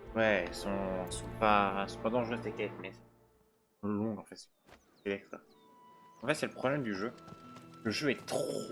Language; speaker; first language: French; native; French